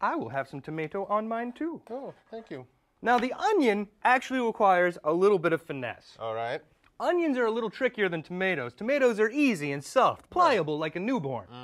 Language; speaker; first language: English; native; English